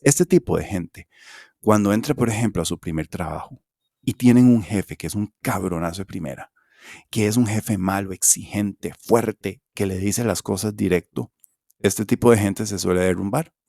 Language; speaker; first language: Spanish; native; Spanish